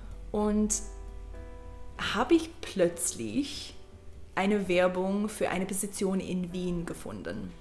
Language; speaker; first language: German; non-native, learner; English